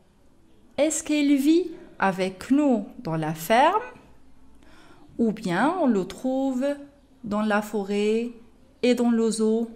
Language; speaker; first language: French; non-native, local second language; Arabic